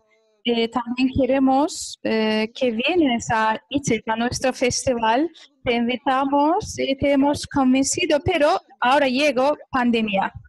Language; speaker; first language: Spanish; non-native, fluent; Turkish